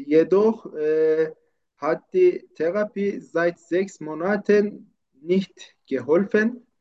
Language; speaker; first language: German; non-native, learner; Turkish